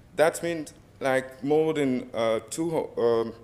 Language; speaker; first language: English; non-native, fluent; French